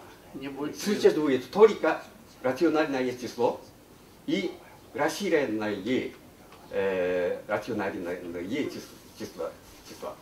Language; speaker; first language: Russian; non-native, learner; Japanese